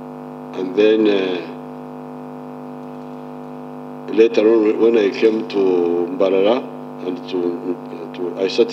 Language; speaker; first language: English; non-native, local second language; Nyankole